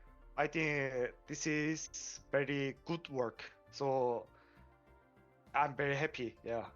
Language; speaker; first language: English; non-native, learner; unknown